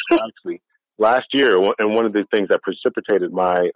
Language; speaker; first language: English; native; English